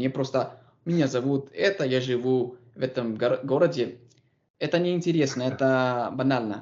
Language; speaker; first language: Russian; non-native, fluent; English